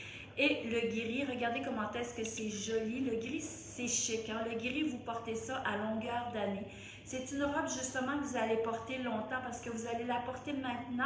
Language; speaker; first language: French; native; French